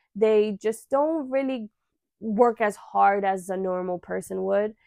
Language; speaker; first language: English; early bilingual, other home language; Spanish